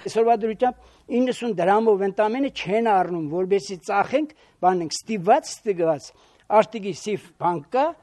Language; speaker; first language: Armenian; native; Armenian